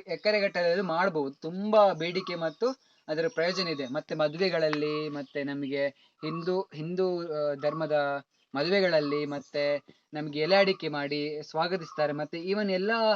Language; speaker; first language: Kannada; non-native, local second language; Konkani